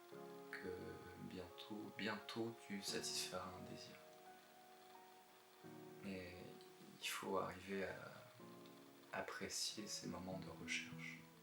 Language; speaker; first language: French; native; French